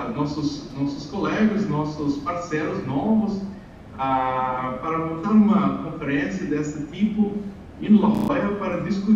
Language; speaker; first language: Portuguese; non-native, fluent; English